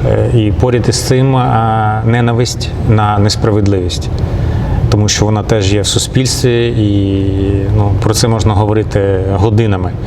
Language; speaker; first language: Ukrainian; non-native, local second language; Russian